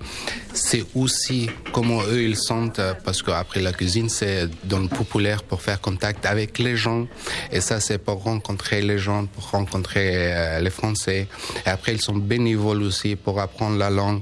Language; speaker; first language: French; non-native, learner; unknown